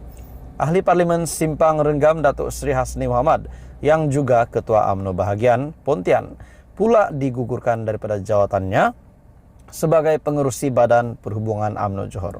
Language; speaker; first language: Malay; native; Malay